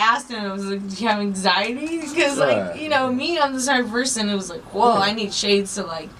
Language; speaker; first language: English; native; English